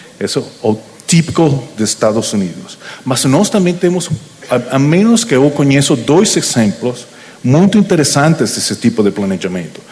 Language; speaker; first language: Portuguese; non-native, learner; Spanish